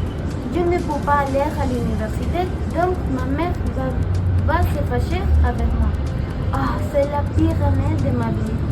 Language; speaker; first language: French; non-native, learner; Spanish